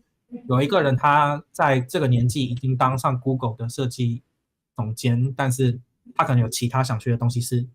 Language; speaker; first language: Chinese; native; Chinese